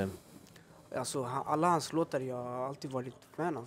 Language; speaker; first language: Swedish; early bilingual, other home language; Albanian